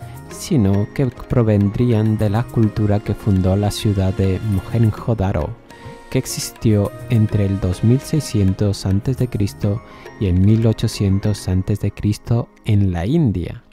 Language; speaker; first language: Spanish; native; Spanish